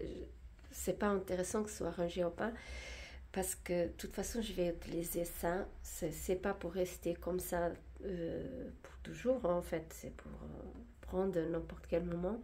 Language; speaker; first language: French; non-native, fluent; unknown